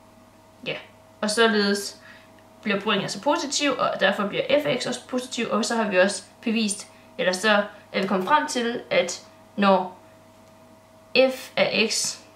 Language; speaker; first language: Danish; native; Danish